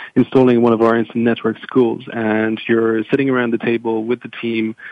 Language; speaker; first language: English; non-native, fluent; French